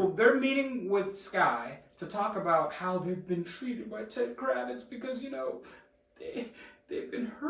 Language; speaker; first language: English; native; English